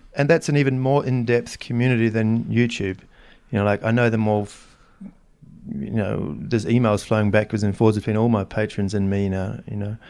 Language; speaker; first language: English; native; English